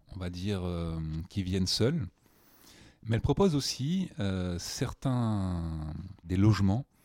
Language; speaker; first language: French; native; French